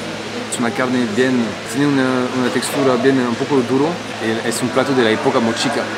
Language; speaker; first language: Spanish; non-native, fluent; French